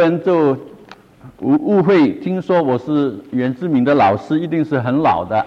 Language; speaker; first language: Chinese; non-native, local second language; Cantonese